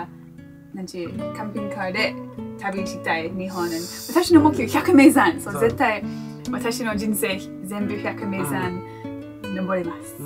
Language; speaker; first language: Japanese; non-native, learner; English